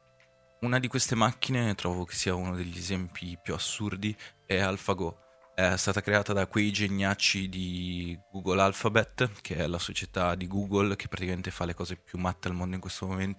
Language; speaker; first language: Italian; native; Italian